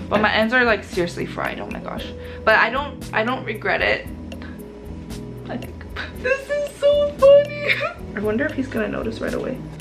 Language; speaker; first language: English; early bilingual, other home language; Korean